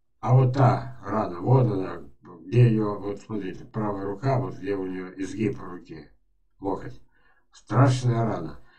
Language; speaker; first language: Russian; native; Russian